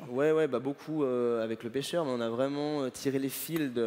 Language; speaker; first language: French; native; French